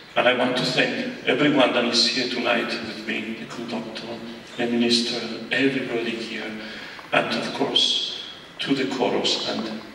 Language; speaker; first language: English; non-native, fluent; Spanish